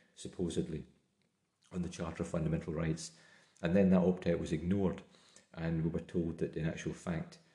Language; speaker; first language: English; native; English